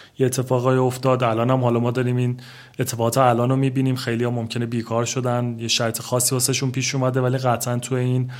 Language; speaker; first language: Persian; native; Persian